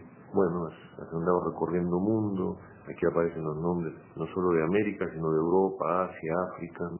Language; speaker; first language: Spanish; native; Spanish